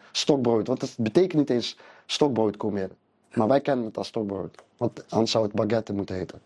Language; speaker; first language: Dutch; early bilingual, other home language; Arabic